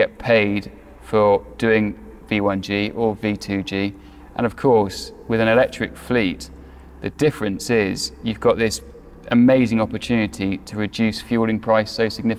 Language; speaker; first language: English; native; English